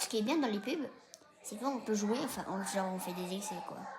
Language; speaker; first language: French; native; French